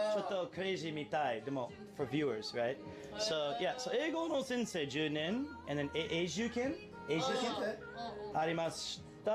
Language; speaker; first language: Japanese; non-native, learner; English